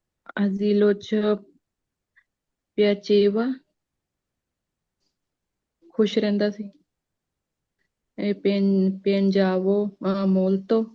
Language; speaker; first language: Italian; non-native, learner; Punjabi